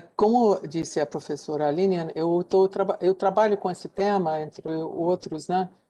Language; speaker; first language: Portuguese; non-native, fluent; English